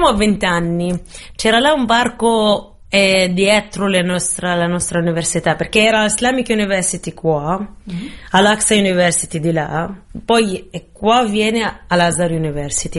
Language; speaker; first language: Italian; non-native, fluent; Arabic